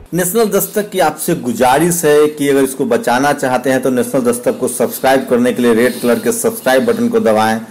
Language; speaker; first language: Hindi; native; Hindi